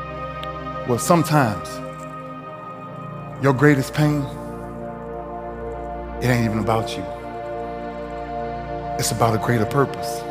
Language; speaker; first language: English; native; English